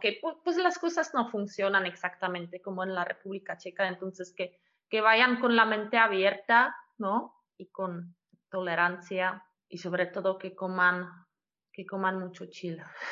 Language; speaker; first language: Spanish; non-native, fluent; Czech